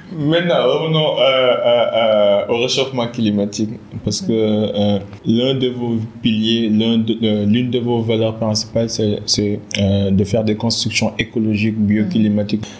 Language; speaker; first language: French; non-native, local second language; Wolof